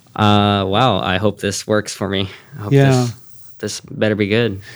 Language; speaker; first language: English; native; English